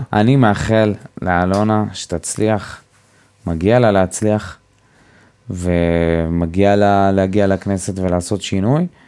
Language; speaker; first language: Hebrew; native; Hebrew